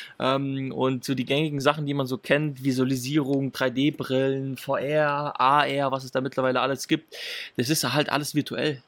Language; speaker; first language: German; early bilingual, other home language; Italian